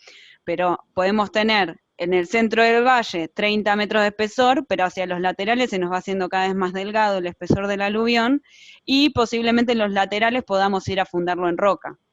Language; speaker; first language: Spanish; native; Spanish